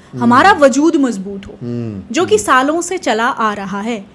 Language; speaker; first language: Hindi; native; Hindi